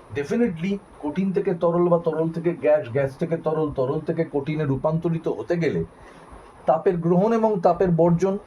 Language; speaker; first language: Bangla; native; Bangla